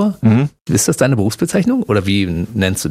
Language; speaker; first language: German; native; German